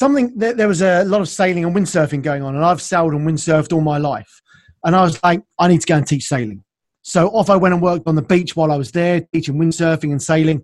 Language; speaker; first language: English; native; English